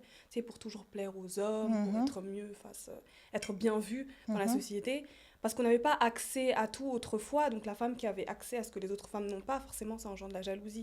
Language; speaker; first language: French; native; French